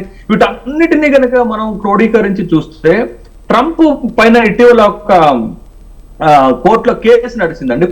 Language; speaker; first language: Telugu; native; Telugu